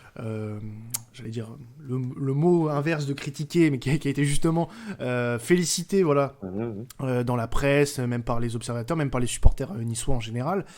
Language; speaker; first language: French; native; French